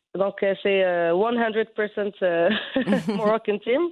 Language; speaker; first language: French; non-native, local second language; Arabic